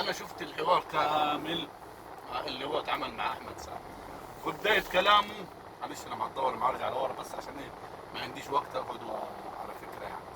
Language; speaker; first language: Arabic; native; Arabic